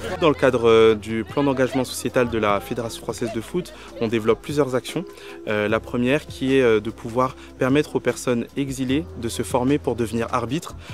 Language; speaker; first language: French; native; French